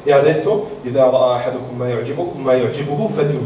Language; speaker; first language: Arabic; non-native, fluent; Italian